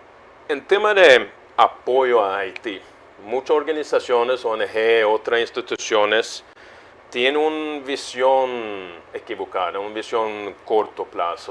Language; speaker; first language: Spanish; non-native, fluent; Swedish